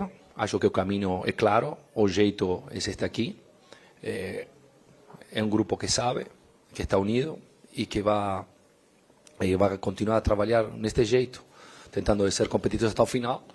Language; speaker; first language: Portuguese; non-native, fluent; Spanish